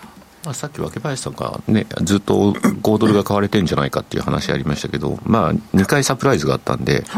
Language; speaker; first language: Japanese; native; Japanese